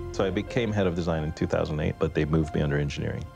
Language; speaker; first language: English; native; English